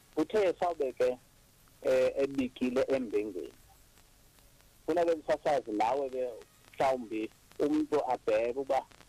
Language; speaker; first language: Zulu; non-native, local second language; Xhosa